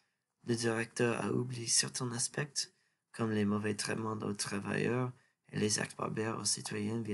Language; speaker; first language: French; non-native, learner; English